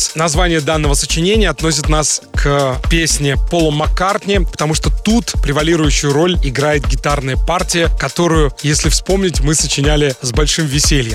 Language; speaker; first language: Russian; native; Russian